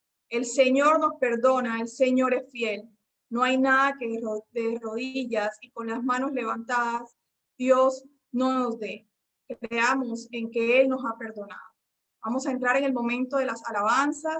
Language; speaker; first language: Spanish; native; Spanish